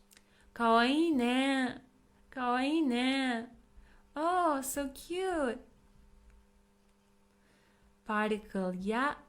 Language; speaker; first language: Japanese; non-native, fluent; English